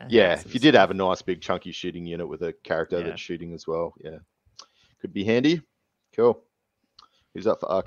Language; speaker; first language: English; native; English